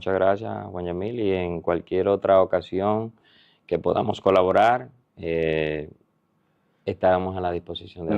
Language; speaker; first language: Spanish; native; Spanish